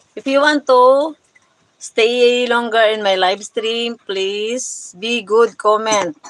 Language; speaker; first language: English; non-native, local second language; Hiligaynon